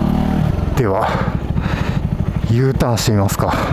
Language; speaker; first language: Japanese; native; Japanese